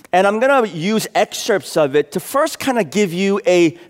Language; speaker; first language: English; native; English